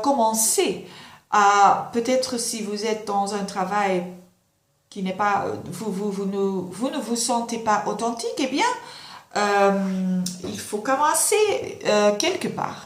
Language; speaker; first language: French; non-native, local second language; Dutch